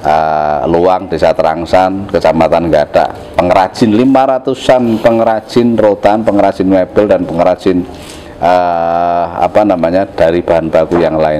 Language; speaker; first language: Indonesian; native; Indonesian